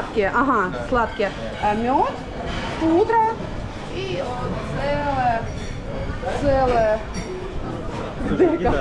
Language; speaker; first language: Russian; native; Russian